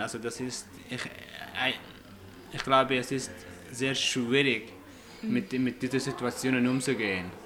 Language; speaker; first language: German; non-native, fluent; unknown